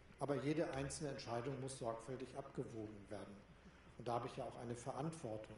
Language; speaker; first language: German; native; German